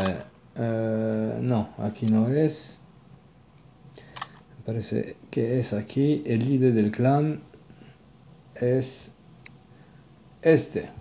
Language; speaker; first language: Spanish; non-native, learner; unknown